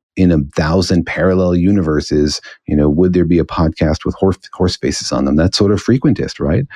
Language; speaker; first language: English; native; English